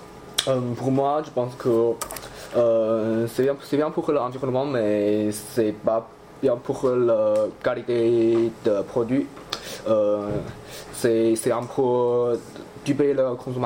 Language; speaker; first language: French; non-native, learner; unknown